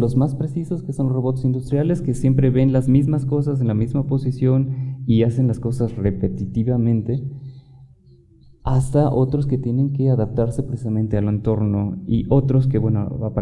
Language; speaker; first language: Spanish; native; Spanish